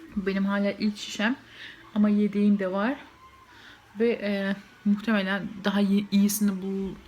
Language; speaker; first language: Turkish; native; Turkish